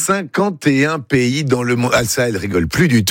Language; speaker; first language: French; native; French